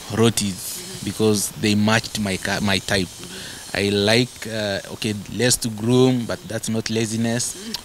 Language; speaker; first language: English; non-native, local second language; Masai